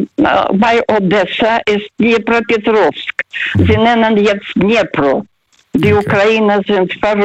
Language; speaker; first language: German; non-native, fluent; Russian